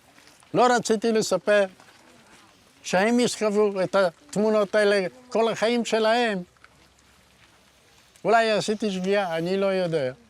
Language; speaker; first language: Hebrew; non-native, fluent; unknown